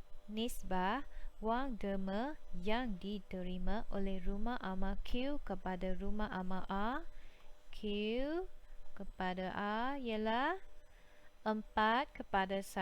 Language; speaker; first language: Malay; native; Malay